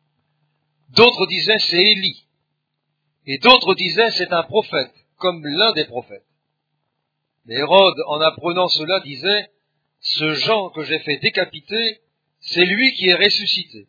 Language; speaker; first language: French; native; French